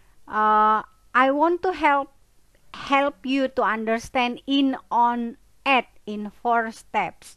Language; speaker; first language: English; non-native, fluent; Indonesian